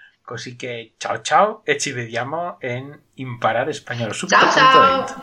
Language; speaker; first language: Italian; non-native, learner; Spanish